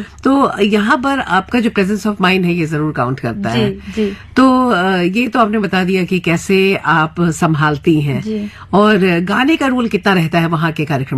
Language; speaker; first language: Hindi; native; Hindi